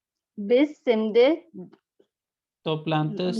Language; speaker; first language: Turkish; non-native, learner; Urdu